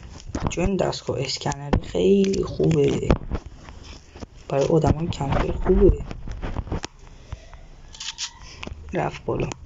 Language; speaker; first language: Persian; native; Persian